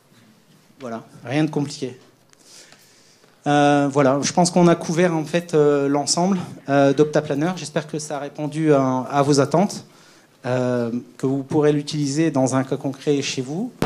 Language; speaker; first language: French; native; French